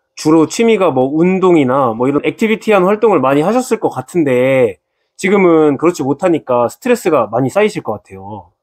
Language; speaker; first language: Korean; native; Korean